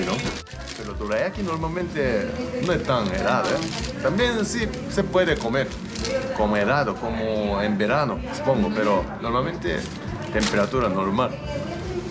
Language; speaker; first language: Spanish; non-native, learner; Japanese